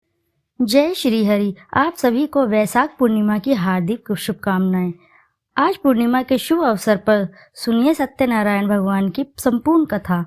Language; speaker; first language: Hindi; native; Hindi